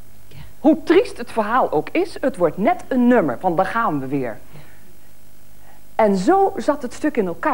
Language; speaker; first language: Dutch; native; Dutch